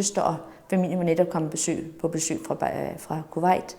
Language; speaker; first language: Danish; native; Danish